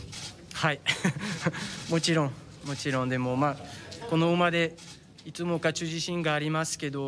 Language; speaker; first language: Japanese; non-native, fluent; French